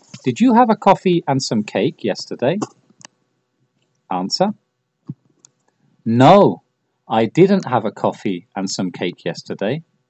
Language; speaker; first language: English; native; English